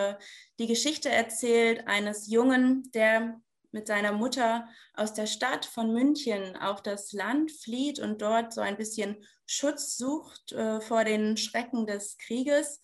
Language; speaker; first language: German; native; German